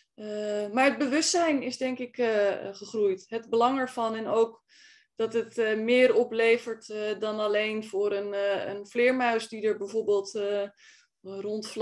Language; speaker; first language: Dutch; native; Dutch